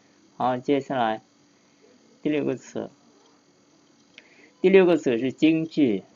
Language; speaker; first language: Chinese; non-native, fluent; Lao